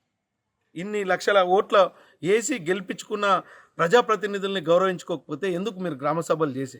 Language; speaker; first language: Telugu; native; Telugu